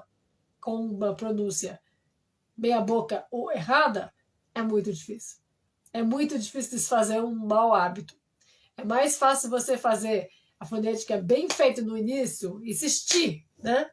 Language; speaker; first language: Portuguese; non-native, fluent; French